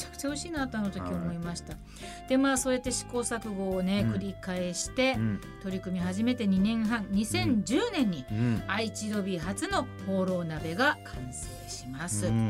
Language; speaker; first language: Japanese; native; Japanese